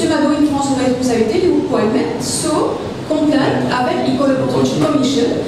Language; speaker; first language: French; non-native, local second language; Morisyen